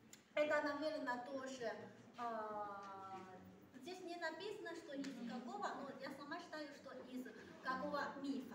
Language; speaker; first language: Russian; non-native, learner; Chinese